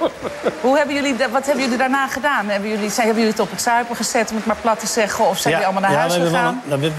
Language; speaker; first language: Dutch; native; Dutch